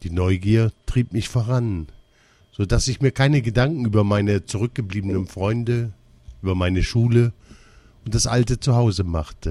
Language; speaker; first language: German; early bilingual, other home language; Russian